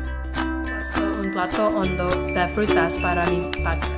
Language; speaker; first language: Spanish; non-native, learner; English